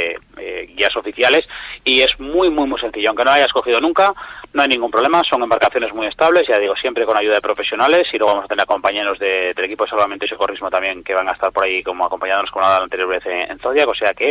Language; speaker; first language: Spanish; native; Spanish